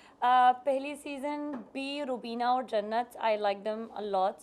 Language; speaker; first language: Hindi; non-native, learner; Arabic